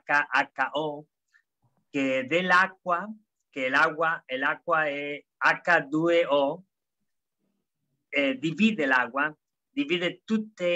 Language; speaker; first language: Italian; non-native, fluent; Spanish